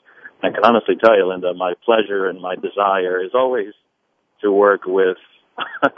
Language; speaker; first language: English; early bilingual, other home language; Italian